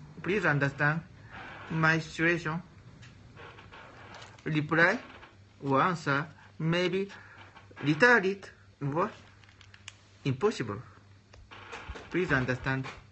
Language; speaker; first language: English; non-native, learner; Japanese